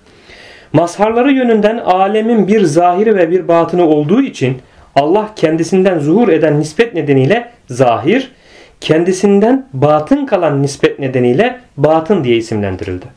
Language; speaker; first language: Turkish; native; Turkish